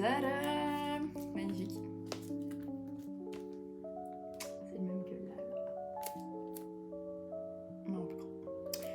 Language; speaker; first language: French; native; French